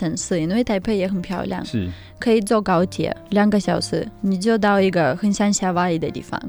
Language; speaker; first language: Chinese; non-native, fluent; Russian